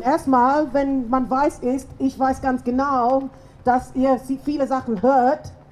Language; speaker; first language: German; non-native, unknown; English